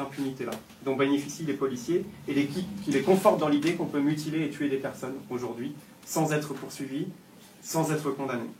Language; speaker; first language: French; native; French